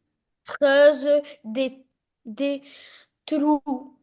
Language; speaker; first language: French; non-native, learner; Arabic